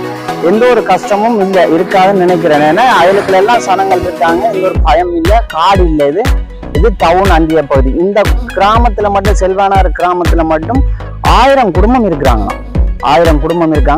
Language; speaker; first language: Tamil; native; Tamil